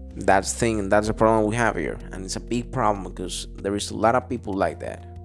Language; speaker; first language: English; non-native, fluent; Spanish